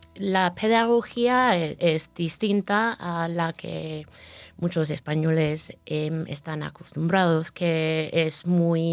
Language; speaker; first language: Spanish; non-native, fluent; English